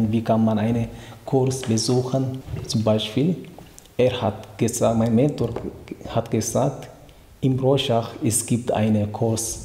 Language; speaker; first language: German; non-native, learner; Tigrinya